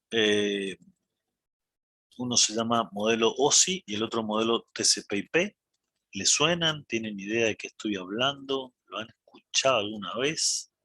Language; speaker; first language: Spanish; native; Spanish